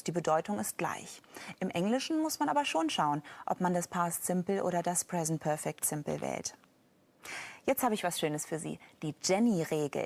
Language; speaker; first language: German; native; German